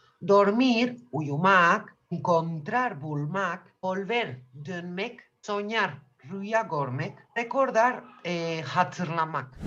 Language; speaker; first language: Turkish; non-native, fluent; Spanish